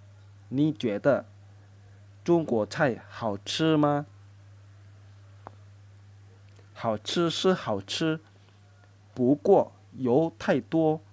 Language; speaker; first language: Chinese; non-native, fluent; Indonesian